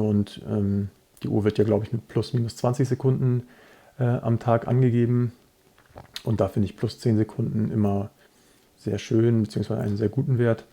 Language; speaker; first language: German; native; German